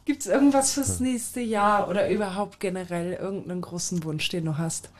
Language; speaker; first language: German; native; German